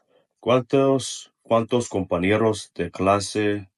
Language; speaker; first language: Spanish; non-native, learner; Russian